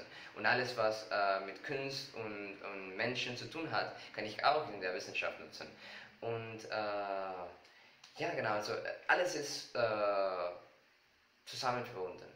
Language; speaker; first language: German; non-native, learner; Spanish